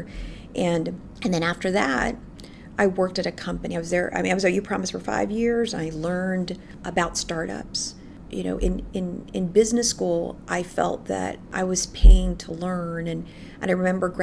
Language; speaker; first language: English; non-native, local second language; Filipino